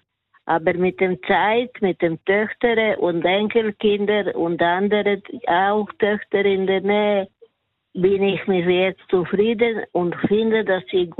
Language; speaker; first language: German; non-native, learner; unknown